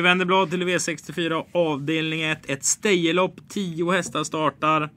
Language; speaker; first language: Swedish; native; Swedish